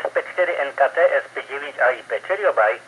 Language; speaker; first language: Polish; native; Polish